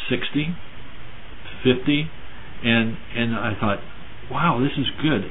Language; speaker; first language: English; native; English